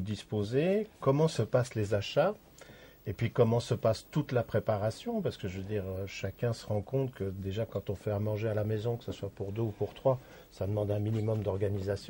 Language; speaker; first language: French; native; French